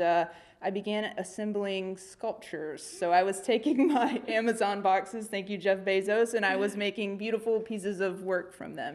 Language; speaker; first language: English; native; English